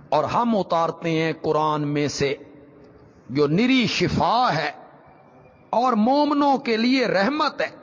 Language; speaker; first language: Urdu; non-native, local second language; Punjabi